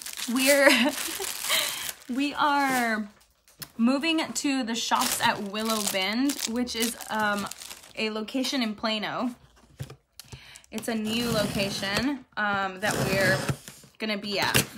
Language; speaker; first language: English; early bilingual, other home language; Spanish